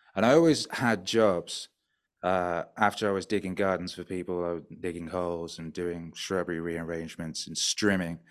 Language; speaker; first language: English; native; English